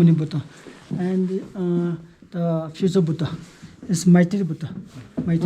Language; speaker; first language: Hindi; non-native, learner; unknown